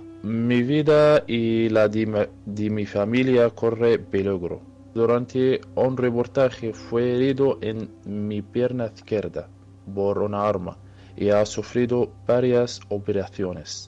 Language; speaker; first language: Spanish; early bilingual, other home language; Arabic